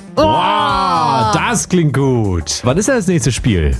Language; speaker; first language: German; native; German